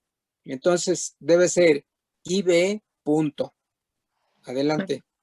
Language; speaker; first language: Spanish; native; Spanish